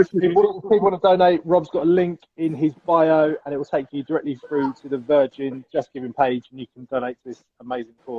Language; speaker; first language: English; native; English